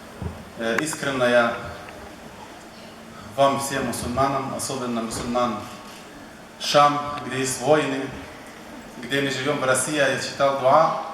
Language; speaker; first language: Russian; non-native, fluent; Arabic